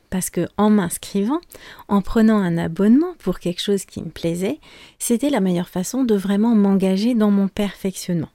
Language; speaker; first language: French; native; French